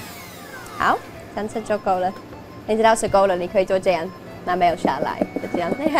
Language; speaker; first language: Chinese; non-native, learner; English